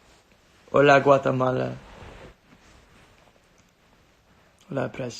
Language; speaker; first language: Spanish; non-native, learner; English